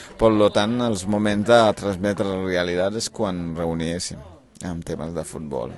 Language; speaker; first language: Catalan; non-native, fluent; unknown